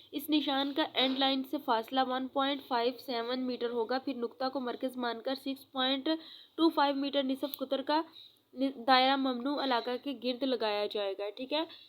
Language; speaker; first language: Urdu; non-native, local second language; Punjabi